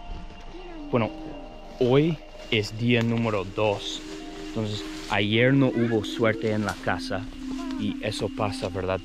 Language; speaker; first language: Spanish; non-native, fluent; English